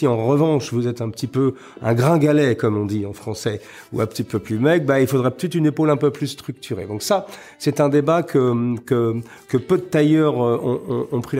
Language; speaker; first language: French; native; French